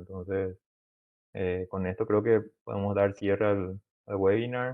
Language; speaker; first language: Spanish; native; Spanish